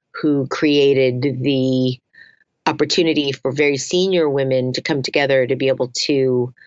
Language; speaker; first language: English; native; English